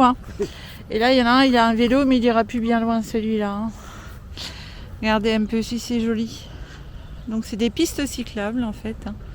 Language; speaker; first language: French; native; French